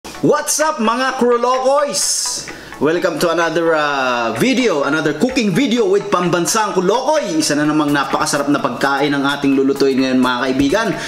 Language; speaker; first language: Filipino; non-native, local second language; Iloko